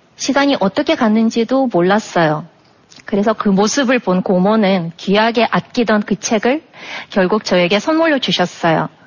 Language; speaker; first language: Korean; non-native, fluent; Russian